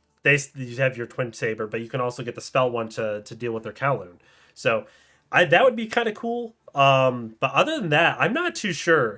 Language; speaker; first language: English; native; English